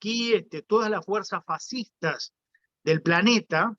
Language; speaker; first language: Spanish; native; Spanish